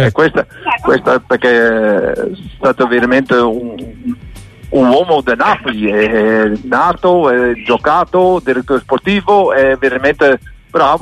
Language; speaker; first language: Italian; non-native, learner; Dutch